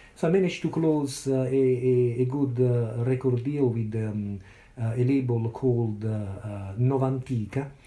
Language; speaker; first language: English; non-native, fluent; Italian